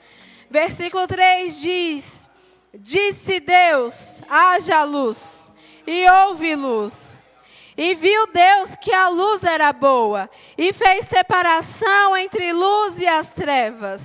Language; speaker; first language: Portuguese; native; Portuguese